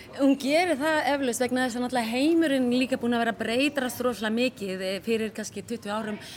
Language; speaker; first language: Icelandic; early bilingual, heritage; Dutch